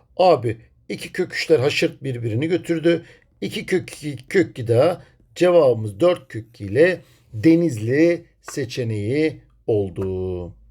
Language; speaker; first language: Turkish; native; Turkish